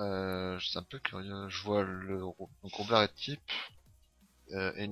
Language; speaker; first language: French; native; French